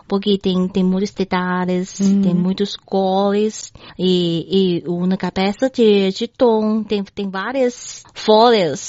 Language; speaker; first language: Portuguese; non-native, learner; Chinese